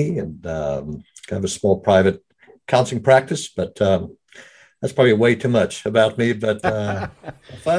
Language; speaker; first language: English; native; English